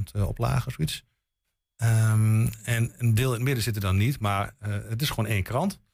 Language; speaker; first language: Dutch; native; Dutch